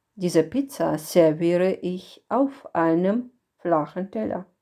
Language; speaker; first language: German; non-native, fluent; Russian